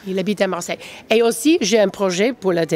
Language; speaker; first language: French; non-native, fluent; English